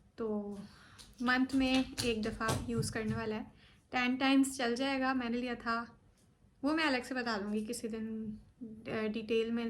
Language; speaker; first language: Urdu; native; Urdu